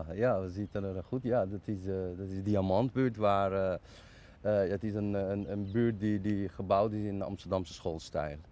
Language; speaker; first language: Dutch; non-native, fluent; Persian